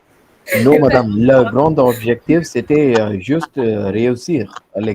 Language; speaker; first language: French; non-native, learner; Hindi